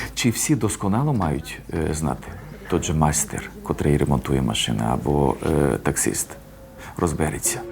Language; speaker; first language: Ukrainian; non-native, local second language; Hungarian